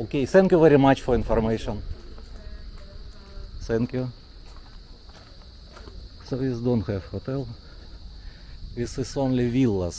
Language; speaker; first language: English; non-native, learner; Russian